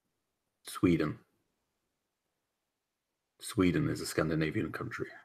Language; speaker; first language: English; native; English